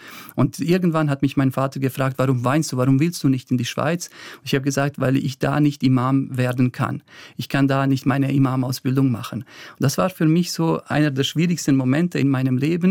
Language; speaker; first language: German; early bilingual, other home language; Bosnian